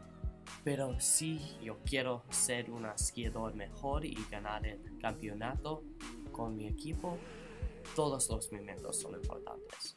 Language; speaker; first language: Spanish; non-native, learner; English